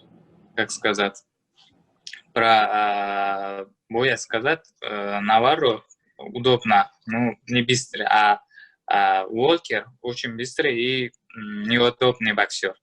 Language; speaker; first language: Russian; non-native, learner; Uzbek